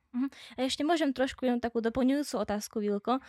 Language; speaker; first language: Slovak; native; Slovak